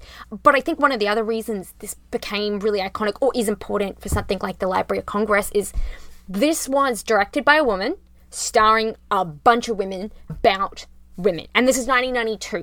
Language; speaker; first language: English; native; English